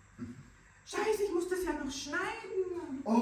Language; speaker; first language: German; native; German